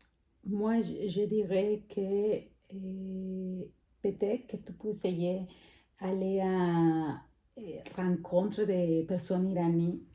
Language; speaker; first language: French; non-native, fluent; Spanish